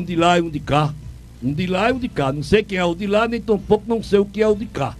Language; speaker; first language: Portuguese; native; Portuguese